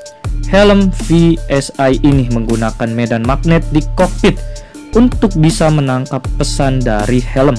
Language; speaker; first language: Indonesian; native; Indonesian